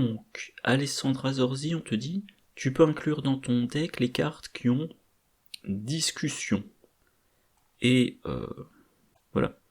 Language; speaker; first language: French; native; French